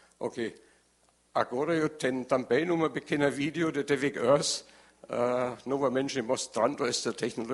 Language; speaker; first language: Portuguese; non-native, learner; German